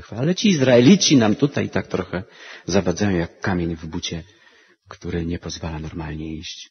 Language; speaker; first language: Polish; native; Polish